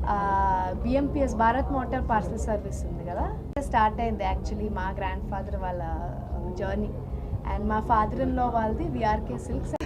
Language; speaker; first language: Telugu; native; Telugu